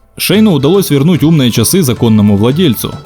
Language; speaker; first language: Russian; native; Russian